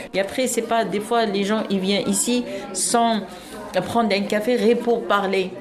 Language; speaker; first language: French; non-native, local second language; Arabic